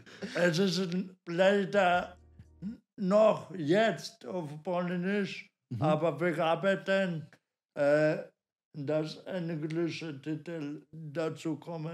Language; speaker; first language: German; non-native, learner; Polish